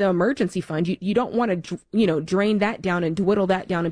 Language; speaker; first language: English; native; English